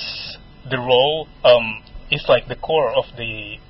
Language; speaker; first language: English; non-native, fluent; Indonesian